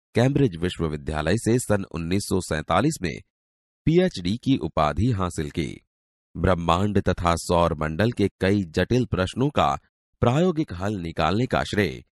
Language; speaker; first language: Hindi; non-native, local second language; Gujarati